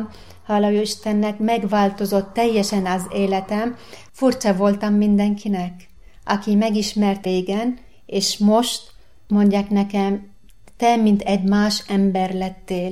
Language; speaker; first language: Hungarian; non-native, learner; Arabic